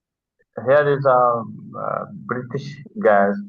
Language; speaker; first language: English; non-native, learner; Urdu